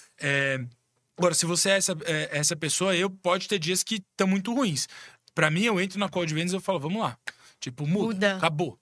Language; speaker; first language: Portuguese; native; Portuguese